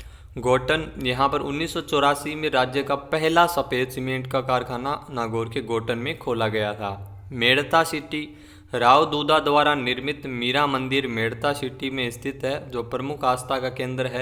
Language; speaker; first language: Hindi; native; Hindi